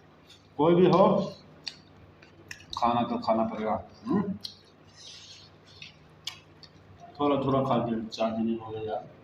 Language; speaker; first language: Hindi; non-native, local second language; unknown